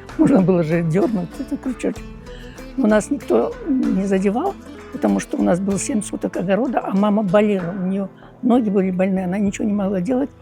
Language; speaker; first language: Russian; non-native, local second language; Uyghur